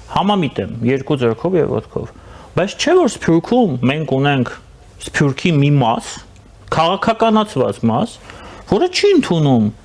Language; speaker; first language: Armenian; native; Armenian